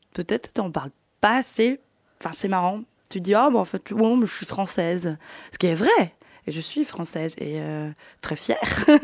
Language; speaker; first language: French; early bilingual, other home language; Arabic